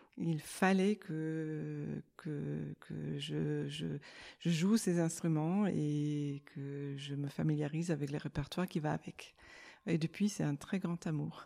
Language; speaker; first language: French; non-native, fluent; German